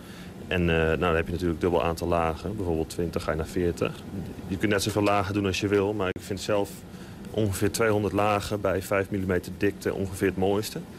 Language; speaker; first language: Dutch; native; Dutch